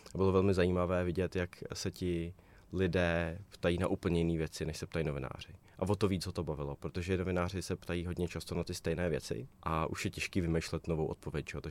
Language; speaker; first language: Czech; native; Czech